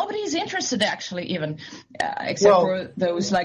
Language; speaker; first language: English; non-native, fluent; Russian